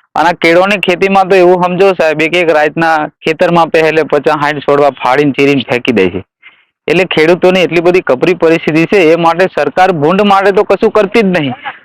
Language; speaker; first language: Gujarati; native; Gujarati